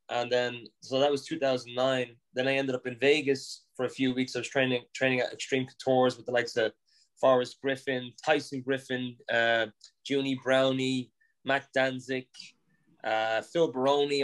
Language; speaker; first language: English; native; English